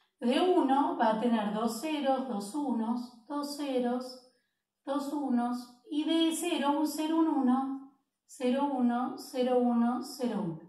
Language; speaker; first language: Spanish; native; Spanish